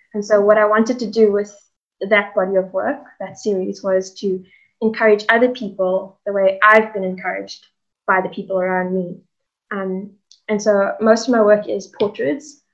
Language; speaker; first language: English; native; English